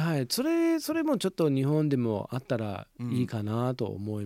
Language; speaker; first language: Japanese; non-native, fluent; English